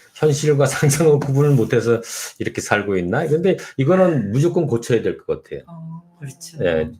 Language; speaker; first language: Korean; native; Korean